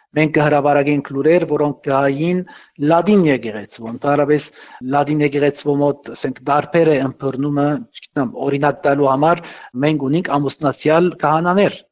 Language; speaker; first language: Armenian; early bilingual, heritage; Armenian